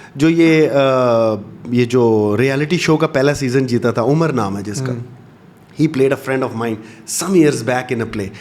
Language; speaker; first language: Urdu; non-native, local second language; Pashto